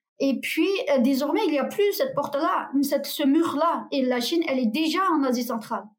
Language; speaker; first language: French; non-native, fluent; Uyghur